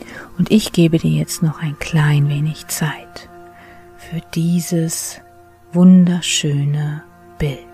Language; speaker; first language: German; native; German